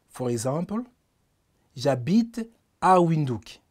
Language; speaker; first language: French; non-native, fluent; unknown